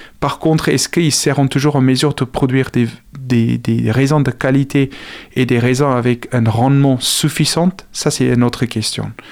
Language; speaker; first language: French; non-native, fluent; Afrikaans